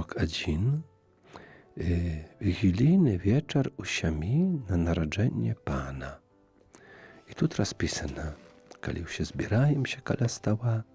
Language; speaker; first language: Belarusian; native; Belarusian